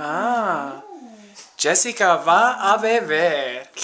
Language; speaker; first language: Spanish; non-native, fluent; English